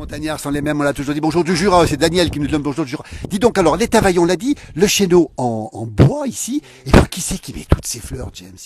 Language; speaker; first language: French; native; French